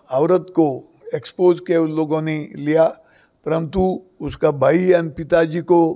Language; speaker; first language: Hindi; non-native, local second language; Konkani